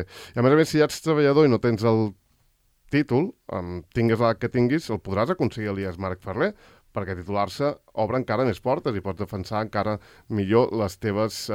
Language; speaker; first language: Catalan; native; Catalan